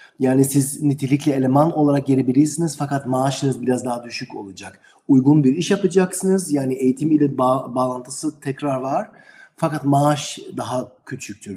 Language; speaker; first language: Turkish; non-native, learner; German